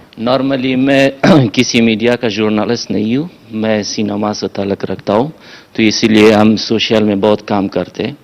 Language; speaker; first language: Hindi; non-native, fluent; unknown